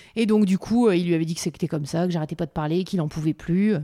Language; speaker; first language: French; native; French